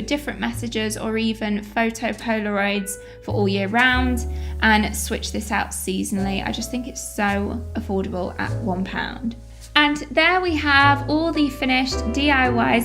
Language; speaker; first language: English; native; English